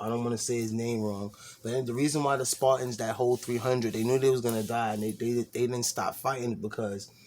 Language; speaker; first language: English; native; English